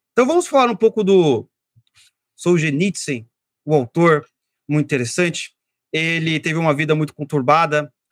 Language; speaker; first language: Portuguese; native; Portuguese